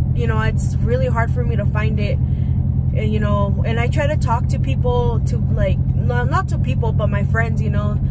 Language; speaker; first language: English; early bilingual, other home language; Spanish